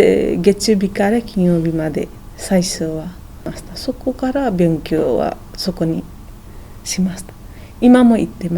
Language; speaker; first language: Japanese; non-native, fluent; Nepali